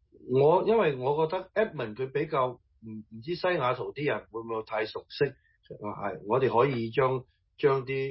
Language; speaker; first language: Chinese; early bilingual, heritage; Cantonese